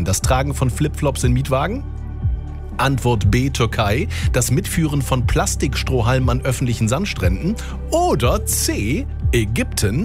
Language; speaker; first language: German; native; German